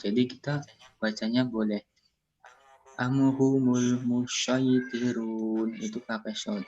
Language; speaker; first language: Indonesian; native; Indonesian